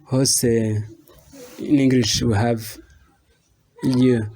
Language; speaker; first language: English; non-native, fluent; Rundi